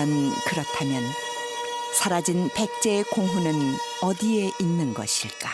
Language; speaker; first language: Korean; native; Korean